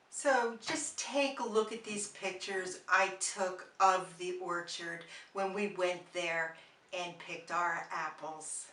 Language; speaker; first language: English; native; English